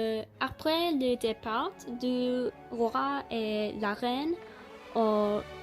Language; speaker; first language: French; non-native, learner; English